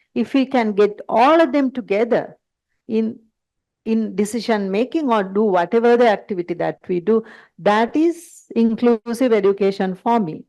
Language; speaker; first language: English; non-native, local second language; Sinhala